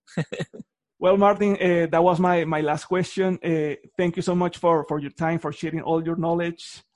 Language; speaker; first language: English; non-native, fluent; Spanish